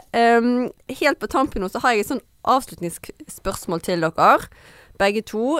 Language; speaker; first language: Norwegian; native; Norwegian